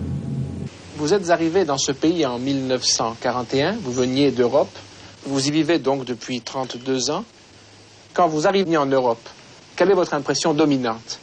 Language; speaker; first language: French; native; French